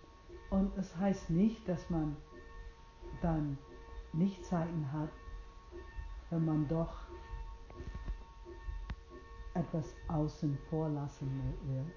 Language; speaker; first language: German; non-native, fluent; English